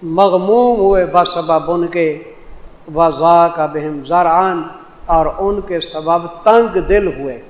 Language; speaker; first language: Urdu; non-native, local second language; Saraiki